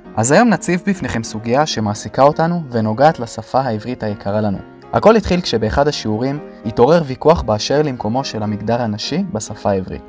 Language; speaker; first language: Hebrew; native; Hebrew